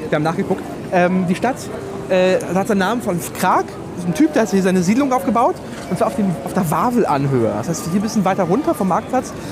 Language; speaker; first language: German; native; German